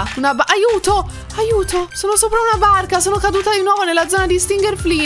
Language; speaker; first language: Italian; native; Italian